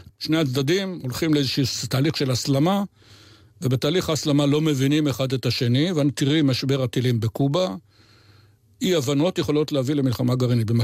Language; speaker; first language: Hebrew; native; Hebrew